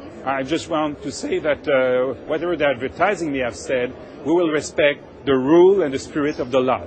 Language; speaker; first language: English; non-native, fluent; French